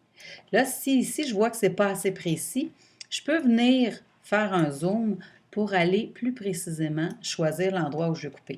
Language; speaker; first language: French; native; French